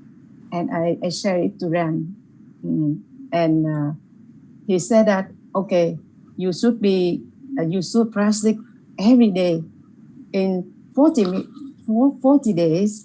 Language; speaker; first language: English; non-native, learner; Vietnamese